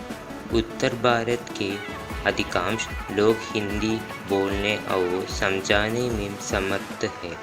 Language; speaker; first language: Hindi; non-native, local second language; Malayalam